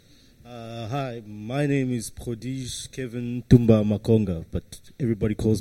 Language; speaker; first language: English; early bilingual, other home language; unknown